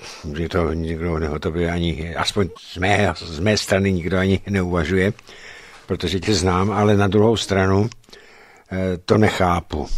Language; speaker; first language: Czech; native; Czech